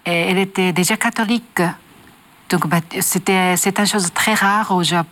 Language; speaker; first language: French; non-native, learner; Japanese